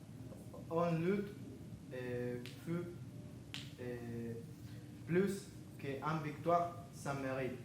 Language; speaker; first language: French; non-native, learner; Spanish